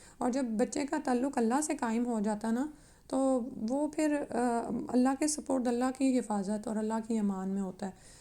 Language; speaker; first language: Urdu; native; Urdu